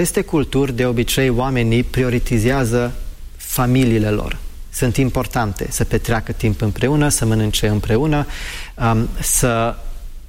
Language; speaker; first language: Romanian; non-native, fluent; English